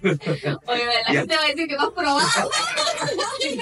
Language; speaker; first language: Spanish; native; Spanish